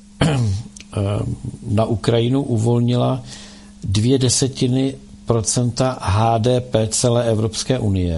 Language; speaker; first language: Czech; native; Czech